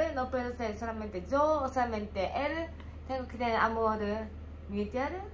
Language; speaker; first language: Spanish; non-native, learner; Japanese